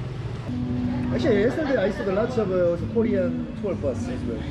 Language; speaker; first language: English; non-native, learner; Korean